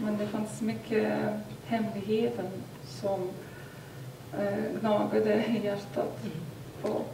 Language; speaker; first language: Swedish; non-native, fluent; Lithuanian